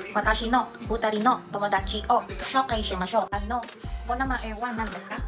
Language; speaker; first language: Japanese; non-native, learner; Filipino